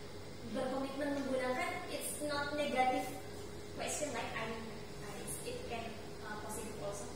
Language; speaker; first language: English; non-native, learner; Indonesian